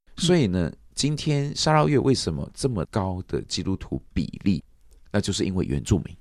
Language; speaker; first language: Chinese; native; Chinese